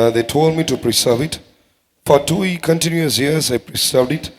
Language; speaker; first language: English; non-native, local second language; Tamil